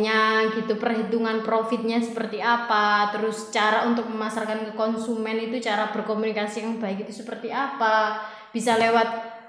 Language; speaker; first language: Indonesian; non-native, local second language; Javanese